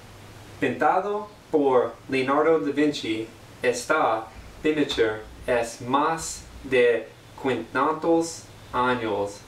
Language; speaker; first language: Spanish; non-native, learner; English